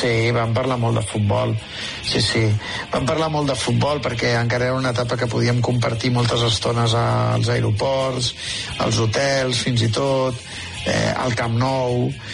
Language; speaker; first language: Catalan; native; Catalan